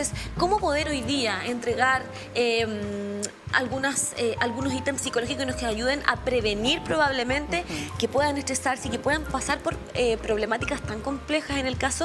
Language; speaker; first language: Spanish; native; Spanish